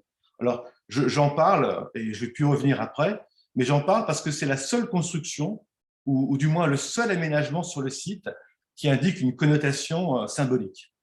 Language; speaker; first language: French; native; French